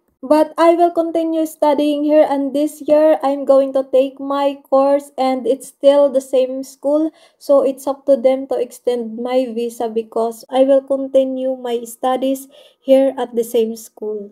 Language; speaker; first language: English; non-native, local second language; Waray